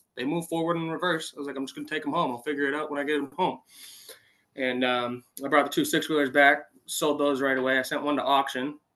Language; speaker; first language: English; native; English